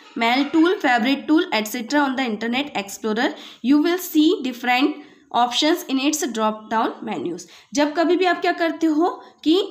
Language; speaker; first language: Hindi; native; Hindi